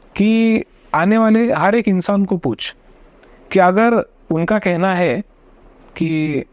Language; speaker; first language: Hindi; non-native, local second language; Marathi